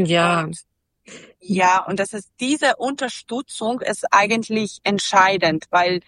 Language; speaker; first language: German; non-native, fluent; Serbian